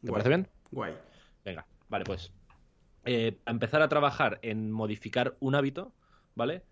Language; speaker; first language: Spanish; native; Spanish